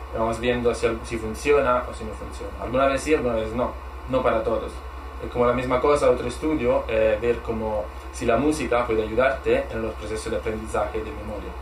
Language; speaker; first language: Spanish; non-native, fluent; Italian